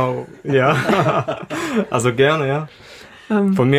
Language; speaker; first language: German; non-native, learner; Arabic